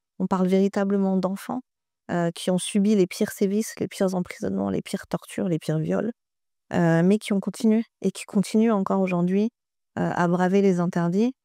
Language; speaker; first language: French; early bilingual, other home language; Persian